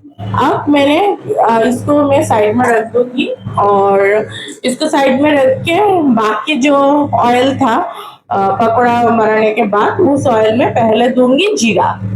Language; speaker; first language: Hindi; non-native, local second language; Bangla